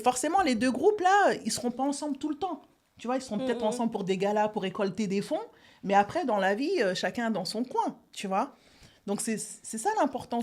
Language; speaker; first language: French; native; French